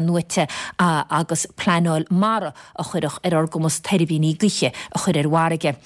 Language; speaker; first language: Irish; native; Irish